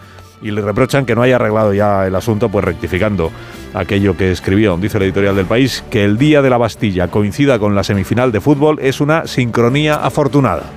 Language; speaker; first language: Spanish; native; Spanish